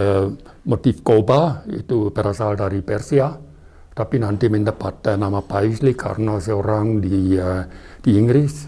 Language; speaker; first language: Indonesian; non-native, fluent; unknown